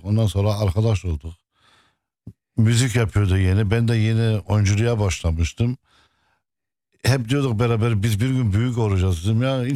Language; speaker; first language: Turkish; non-native, local second language; Arabic